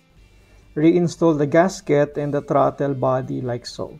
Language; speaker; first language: English; non-native, local second language; Filipino